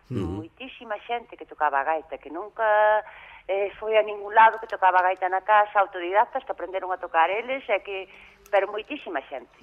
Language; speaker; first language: Galician; native; Galician